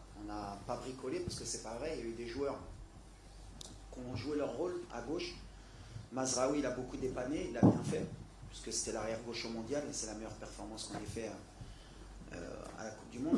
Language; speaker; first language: French; native; French